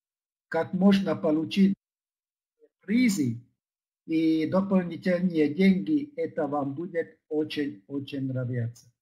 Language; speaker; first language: Russian; non-native, fluent; Czech